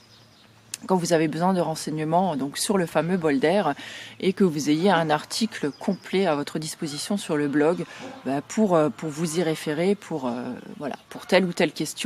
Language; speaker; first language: French; native; French